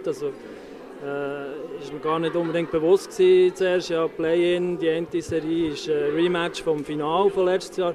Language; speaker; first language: German; native; German